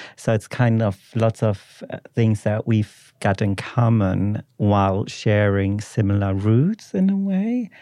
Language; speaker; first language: English; non-native, fluent; German